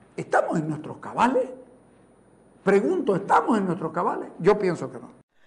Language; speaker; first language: Spanish; native; Spanish